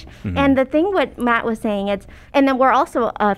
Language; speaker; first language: English; early bilingual, other home language; Cantonese